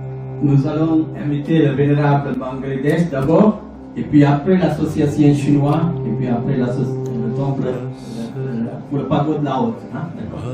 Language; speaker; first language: French; non-native, learner; Sinhala